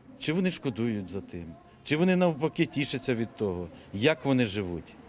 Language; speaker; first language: Ukrainian; native; Ukrainian